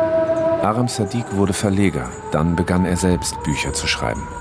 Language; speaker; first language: German; native; German